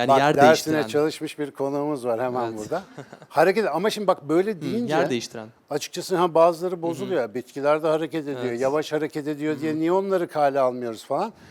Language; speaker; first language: Turkish; native; Turkish